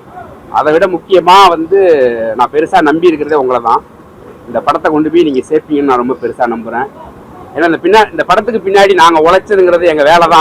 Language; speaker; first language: Tamil; native; Tamil